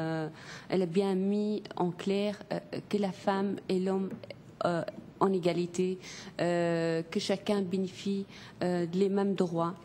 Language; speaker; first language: French; non-native, fluent; Kurdish